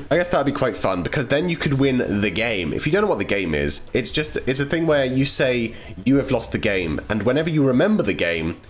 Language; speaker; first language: English; native; English